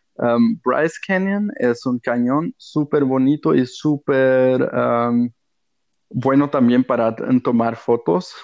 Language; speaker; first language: Spanish; non-native, fluent; German